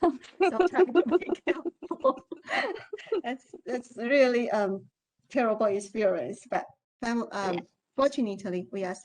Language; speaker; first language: English; non-native, fluent; Chinese